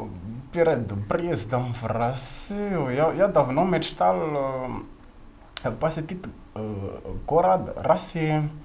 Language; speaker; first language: Russian; non-native, fluent; Malagasy